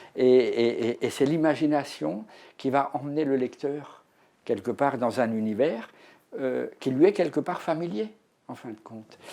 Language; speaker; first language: French; native; French